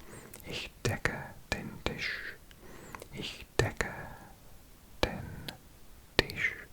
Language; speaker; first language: German; non-native, learner; English